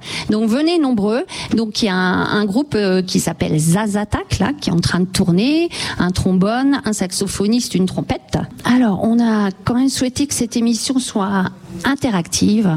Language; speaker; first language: French; native; French